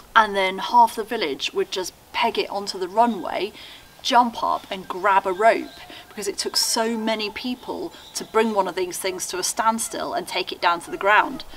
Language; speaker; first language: English; native; English